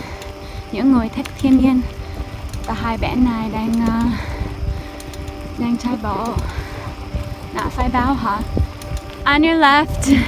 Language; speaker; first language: Vietnamese; non-native, fluent; English